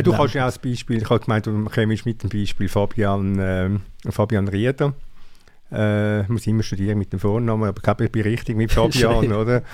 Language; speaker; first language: German; native; German